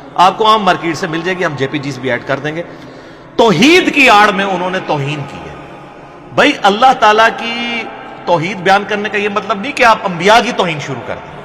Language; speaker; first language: Urdu; non-native, local second language; Punjabi